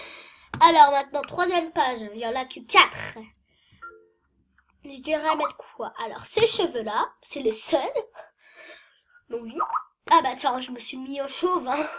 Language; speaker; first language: French; native; French